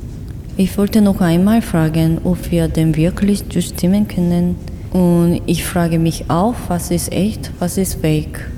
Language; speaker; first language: German; non-native, learner; Korean